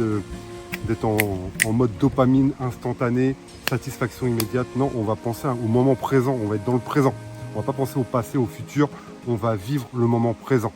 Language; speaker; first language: French; native; French